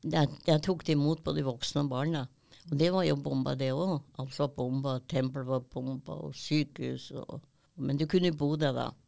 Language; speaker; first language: Norwegian; early bilingual, other home language; German